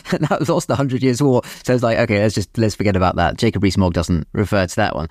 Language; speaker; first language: English; native; English